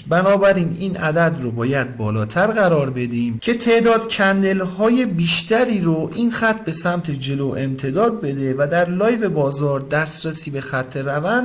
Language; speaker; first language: Persian; native; Persian